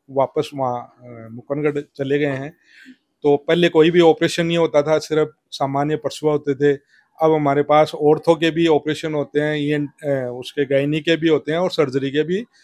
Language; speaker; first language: Hindi; native; Hindi